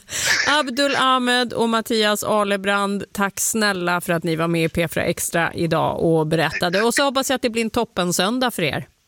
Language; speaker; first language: Swedish; native; Swedish